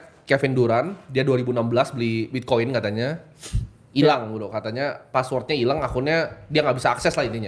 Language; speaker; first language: Indonesian; native; Indonesian